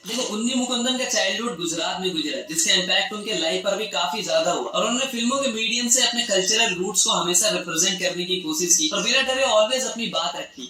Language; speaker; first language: Hindi; native; Hindi